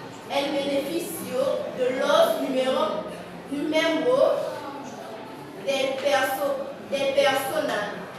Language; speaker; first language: Spanish; non-native, learner; French